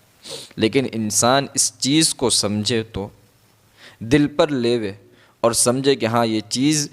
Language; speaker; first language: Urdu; non-native, local second language; Gujarati